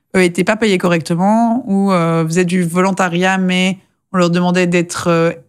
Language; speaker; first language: French; native; French